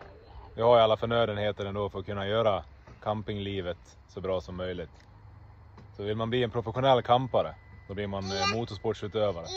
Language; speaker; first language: Swedish; native; Swedish